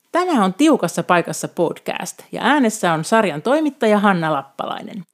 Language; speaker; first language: Finnish; native; Finnish